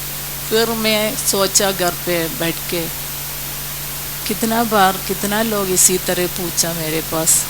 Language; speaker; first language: Hindi; non-native, local second language; Malayalam